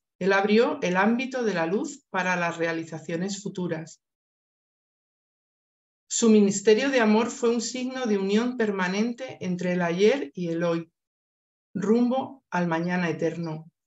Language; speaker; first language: Spanish; native; Spanish